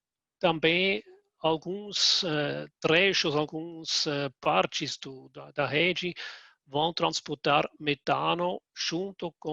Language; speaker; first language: Portuguese; non-native, fluent; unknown